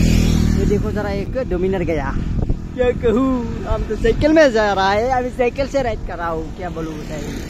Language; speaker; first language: Hindi; non-native, local second language; Assamese